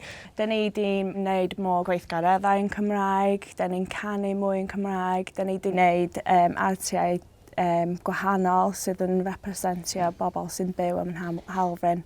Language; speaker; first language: Welsh; non-native, local second language; English